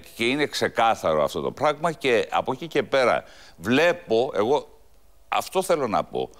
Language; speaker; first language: Greek; native; Greek